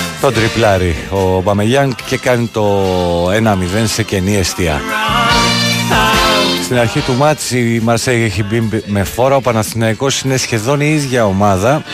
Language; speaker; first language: Greek; native; Greek